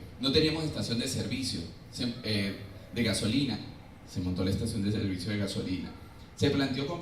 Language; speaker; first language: Spanish; native; Spanish